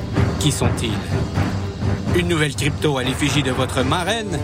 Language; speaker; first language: French; native; French